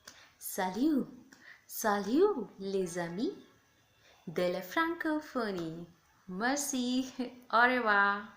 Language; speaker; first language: French; non-native, learner; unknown